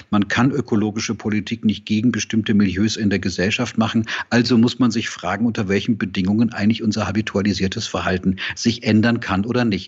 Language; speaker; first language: German; native; German